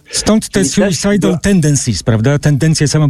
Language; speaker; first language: Polish; native; Polish